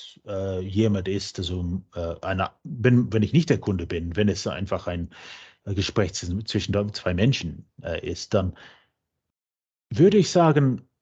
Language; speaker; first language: German; non-native, fluent; English